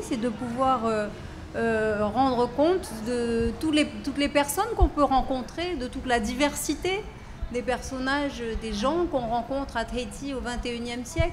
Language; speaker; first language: French; native; French